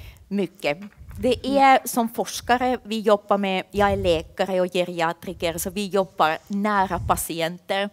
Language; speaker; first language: Swedish; non-native, fluent; Finnish